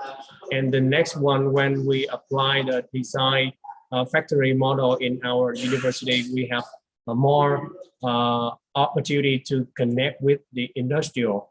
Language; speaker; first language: English; non-native, learner; Vietnamese